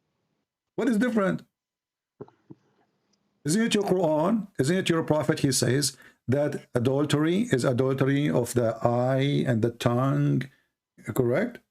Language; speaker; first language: English; non-native, fluent; Arabic